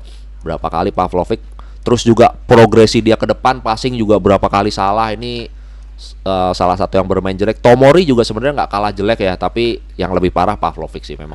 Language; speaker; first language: Indonesian; native; Indonesian